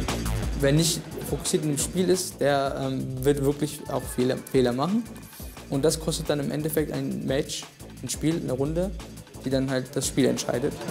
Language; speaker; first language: German; native; German